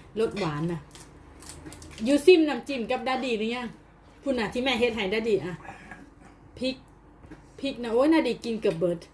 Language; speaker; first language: Thai; native; Thai